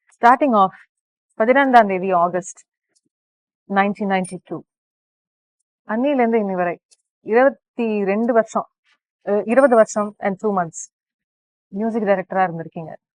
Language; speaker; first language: Tamil; native; Tamil